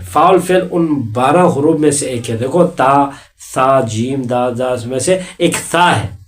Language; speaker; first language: Urdu; non-native, local second language; Balti